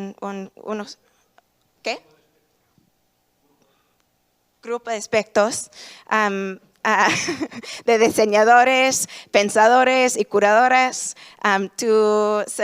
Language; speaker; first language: Spanish; non-native, learner; English